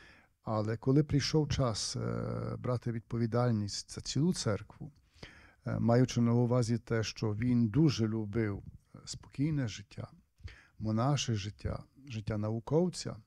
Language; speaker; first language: Ukrainian; native; Ukrainian